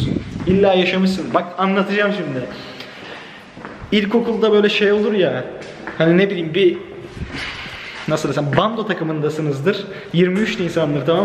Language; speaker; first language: Turkish; native; Turkish